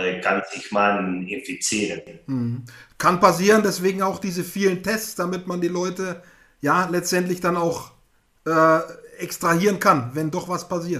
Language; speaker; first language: German; non-native, fluent; Spanish